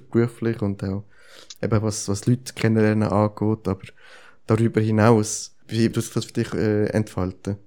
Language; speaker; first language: German; native; German